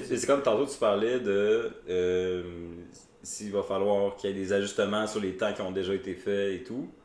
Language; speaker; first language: French; native; French